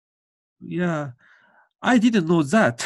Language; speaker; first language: English; non-native, learner; Japanese